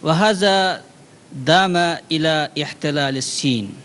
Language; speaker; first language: Arabic; non-native, learner; Uyghur